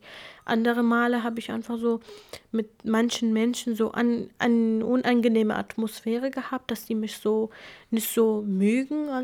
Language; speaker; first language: German; non-native, fluent; Kurdish